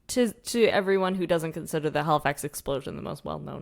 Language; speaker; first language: English; native; English